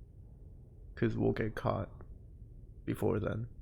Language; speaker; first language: English; native; English